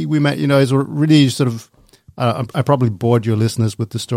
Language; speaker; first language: English; non-native, fluent; Danish